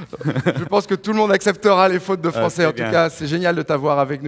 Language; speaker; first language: French; native; French